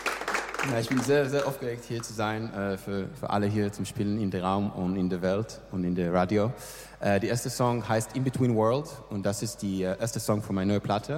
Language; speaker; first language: German; non-native, learner; English